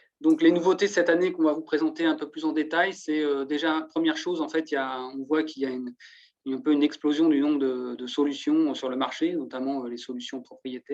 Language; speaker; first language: French; native; French